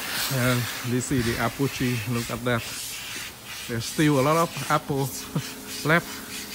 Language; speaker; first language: English; non-native, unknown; Vietnamese